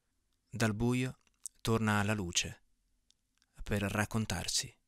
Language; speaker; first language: Italian; native; Italian